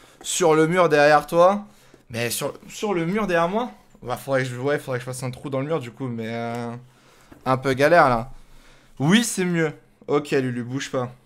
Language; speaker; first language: French; native; French